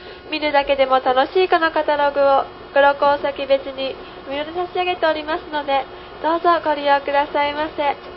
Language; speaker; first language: Japanese; native; Japanese